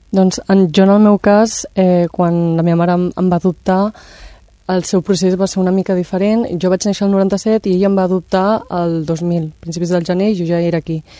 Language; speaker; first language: Catalan; native; Catalan